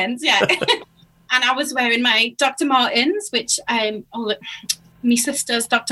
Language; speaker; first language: English; native; English